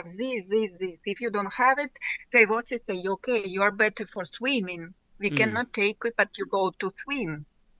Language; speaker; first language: English; non-native, learner; Russian